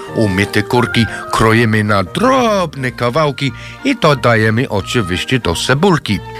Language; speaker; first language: Polish; non-native, fluent; English